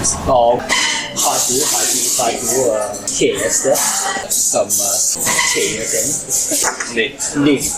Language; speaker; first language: Danish; non-native, learner; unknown